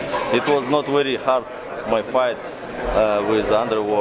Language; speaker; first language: English; non-native, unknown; Russian